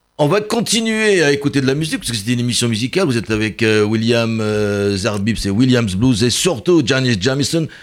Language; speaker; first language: French; native; French